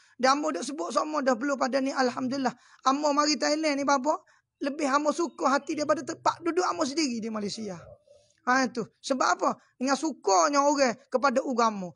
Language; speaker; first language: Malay; native; Malay